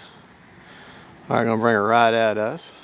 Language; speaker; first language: English; native; English